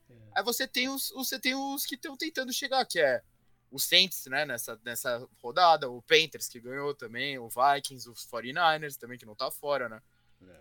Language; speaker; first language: Portuguese; native; Portuguese